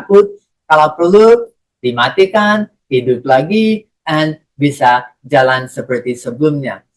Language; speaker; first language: Indonesian; non-native, fluent; English